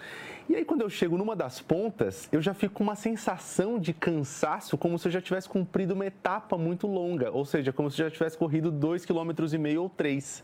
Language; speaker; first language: Portuguese; native; Portuguese